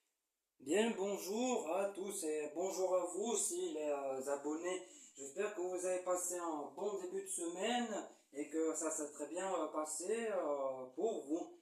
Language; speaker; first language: French; native; French